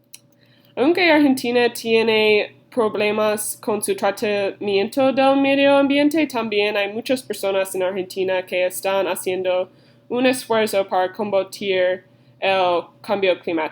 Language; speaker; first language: Spanish; non-native, learner; English